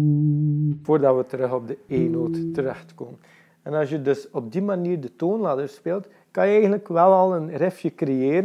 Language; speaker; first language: Dutch; native; Dutch